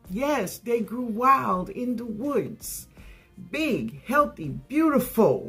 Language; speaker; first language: English; native; English